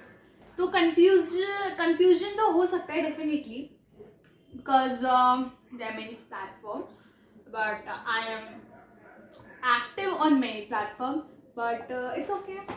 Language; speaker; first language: English; non-native, local second language; Hindi